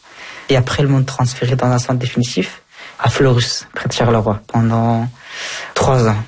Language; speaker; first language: French; non-native, fluent; Persian